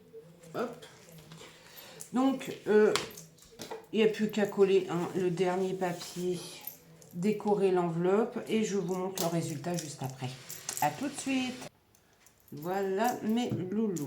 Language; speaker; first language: French; native; French